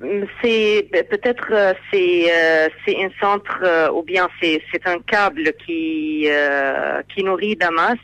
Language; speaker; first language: French; non-native, fluent; Arabic